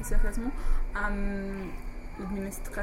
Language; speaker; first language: French; non-native, fluent; English